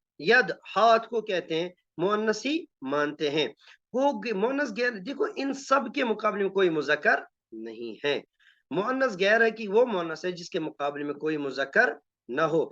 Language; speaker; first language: Urdu; non-native, local second language; Kashmiri